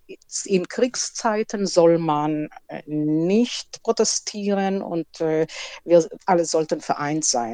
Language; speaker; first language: German; non-native, fluent; Hebrew